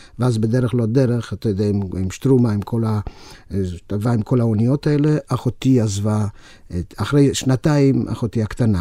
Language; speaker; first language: Hebrew; non-native, fluent; Yiddish